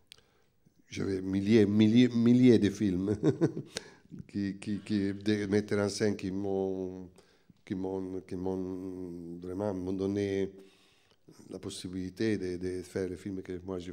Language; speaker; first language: French; non-native, fluent; Italian